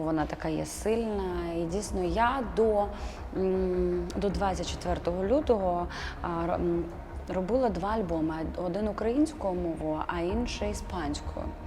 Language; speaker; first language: Ukrainian; non-native, local second language; Russian